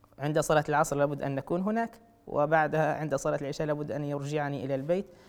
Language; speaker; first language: Arabic; native; Arabic